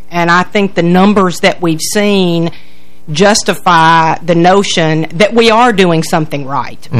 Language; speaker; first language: English; native; English